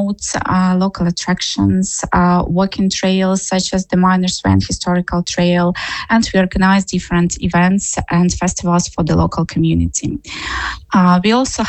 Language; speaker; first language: English; non-native, fluent; Ukrainian